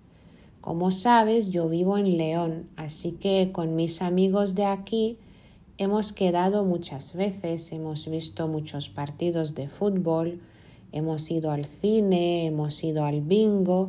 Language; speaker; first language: Spanish; non-native, fluent; Lithuanian